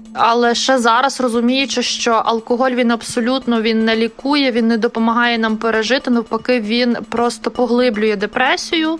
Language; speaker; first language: Ukrainian; native; Ukrainian